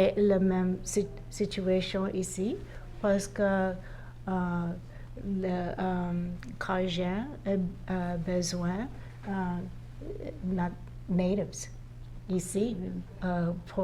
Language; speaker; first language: French; non-native, learner; English